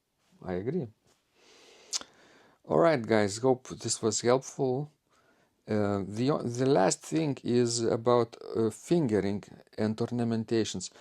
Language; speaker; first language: English; non-native, fluent; Lithuanian